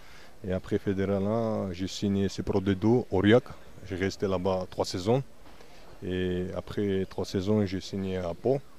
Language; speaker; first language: French; non-native, learner; Georgian